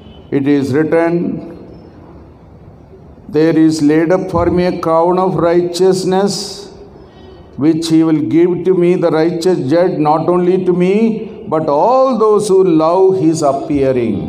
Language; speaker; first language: English; non-native, local second language; Telugu